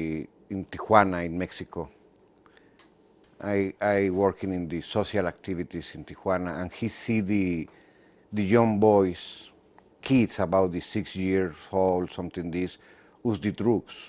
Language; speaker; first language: English; non-native, learner; Spanish